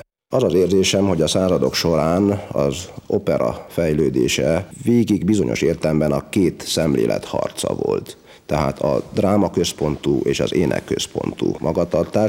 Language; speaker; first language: Hungarian; native; Hungarian